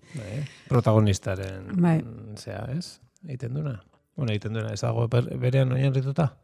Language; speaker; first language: Basque; native; Basque